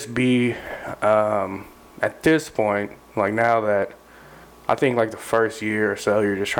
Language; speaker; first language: English; native; English